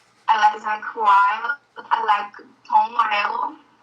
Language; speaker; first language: English; non-native, learner; Portuguese